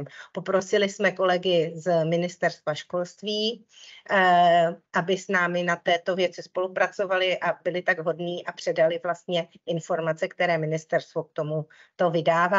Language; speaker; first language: Czech; native; Czech